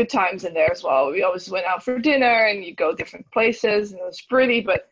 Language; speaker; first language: English; non-native, fluent; Dutch